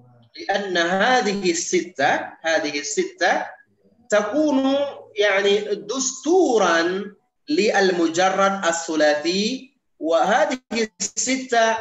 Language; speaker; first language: Arabic; non-native, fluent; Indonesian